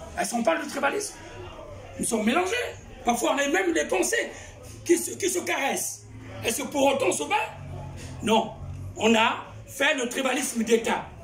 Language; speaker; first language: French; non-native, local second language; Kongo